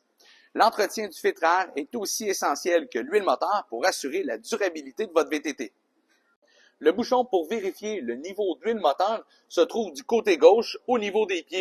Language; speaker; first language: French; native; French